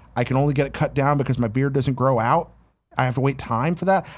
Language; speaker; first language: English; native; English